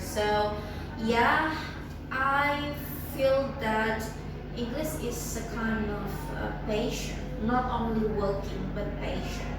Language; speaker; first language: English; non-native, fluent; Indonesian